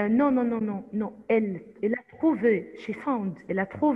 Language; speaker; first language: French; non-native, fluent; Arabic